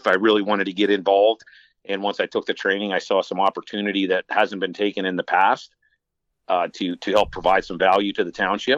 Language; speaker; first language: English; native; English